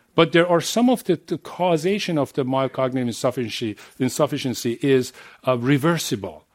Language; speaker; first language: English; non-native, fluent; Persian